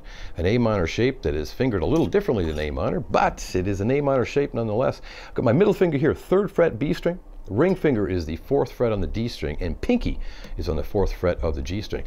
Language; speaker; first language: English; native; English